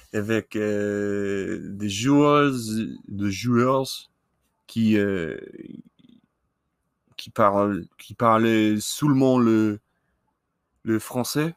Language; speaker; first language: French; non-native, learner; English